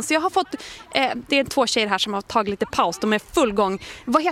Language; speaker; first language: Swedish; native; Swedish